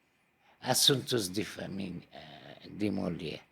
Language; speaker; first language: Portuguese; non-native, learner; Arabic